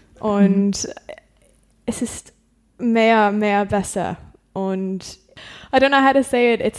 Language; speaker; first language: German; non-native, learner; English